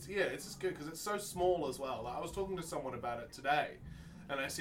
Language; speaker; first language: English; native; English